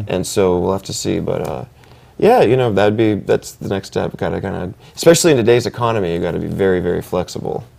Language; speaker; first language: English; native; English